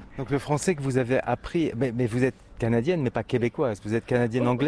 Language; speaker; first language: French; native; French